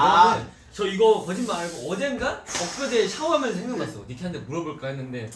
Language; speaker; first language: Korean; early bilingual, heritage; Korean